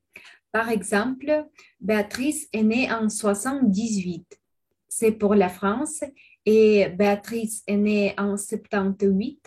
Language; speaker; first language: French; non-native, fluent; Russian